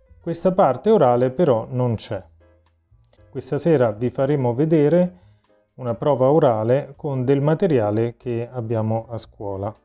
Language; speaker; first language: Italian; native; Italian